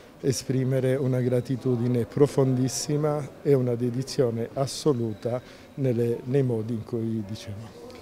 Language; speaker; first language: Italian; native; Italian